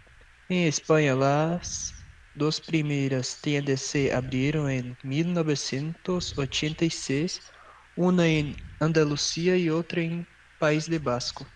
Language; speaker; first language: Spanish; non-native, learner; Portuguese